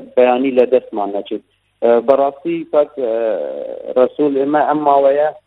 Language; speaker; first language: Central Kurdish; non-native, local second language; Kurdish